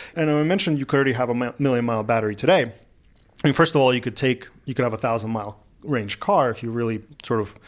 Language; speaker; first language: English; early bilingual, other home language; Russian